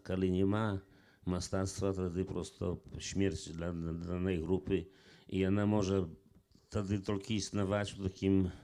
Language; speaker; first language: Polish; non-native, local second language; Belarusian